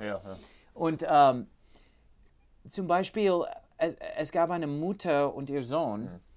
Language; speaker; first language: German; non-native, learner; English